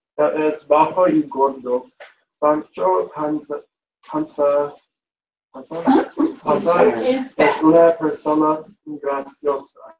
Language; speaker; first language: Spanish; non-native, learner; English